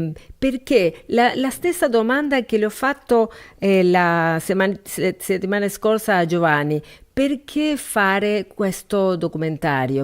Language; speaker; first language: Italian; non-native, learner; Spanish